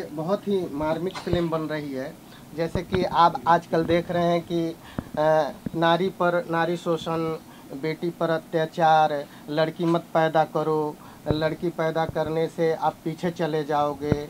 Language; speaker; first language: Hindi; native; Hindi